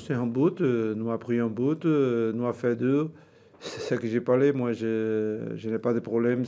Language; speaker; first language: French; non-native, learner; Portuguese